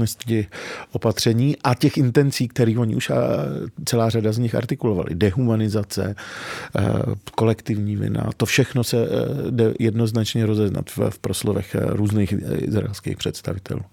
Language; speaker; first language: Czech; early bilingual, other home language; Arabic